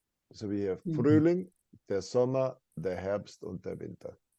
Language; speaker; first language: German; non-native, fluent; English